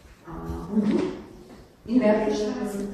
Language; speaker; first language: German; non-native, fluent; Croatian